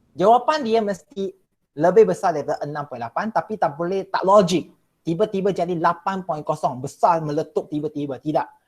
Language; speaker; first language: Malay; non-native, local second language; Chinese